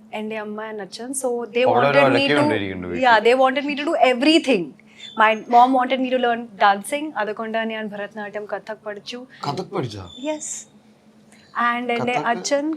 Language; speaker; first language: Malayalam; early bilingual, heritage; Malayalam